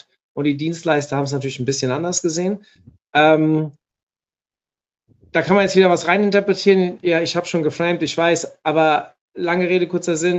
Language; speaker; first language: German; native; German